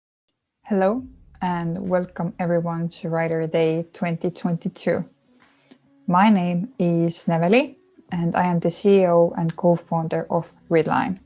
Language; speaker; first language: English; non-native, fluent; Estonian